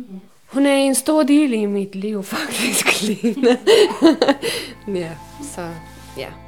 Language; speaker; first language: Danish; non-native, learner; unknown